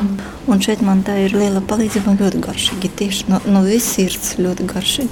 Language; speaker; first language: Latvian; non-native, local second language; Russian